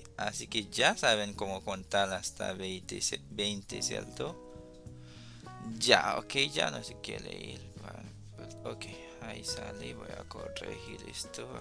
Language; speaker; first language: Spanish; non-native, fluent; Haitian Creole